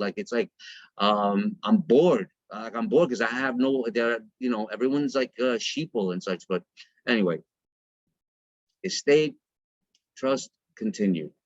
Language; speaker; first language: English; native; English